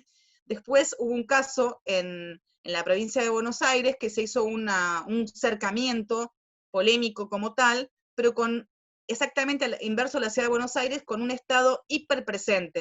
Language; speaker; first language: Spanish; native; Spanish